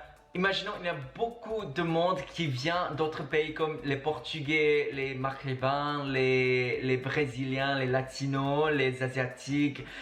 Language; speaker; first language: French; non-native, fluent; Chinese